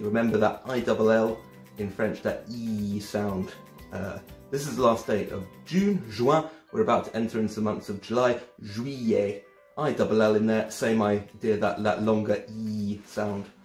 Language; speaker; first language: English; native; English